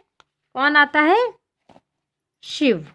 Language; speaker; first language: Hindi; native; Hindi